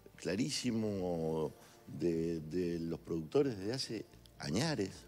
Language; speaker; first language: Spanish; native; Spanish